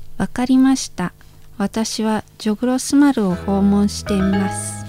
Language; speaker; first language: Japanese; non-native, fluent; Indonesian